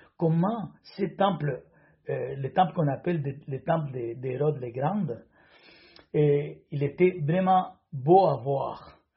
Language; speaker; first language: French; non-native, fluent; Spanish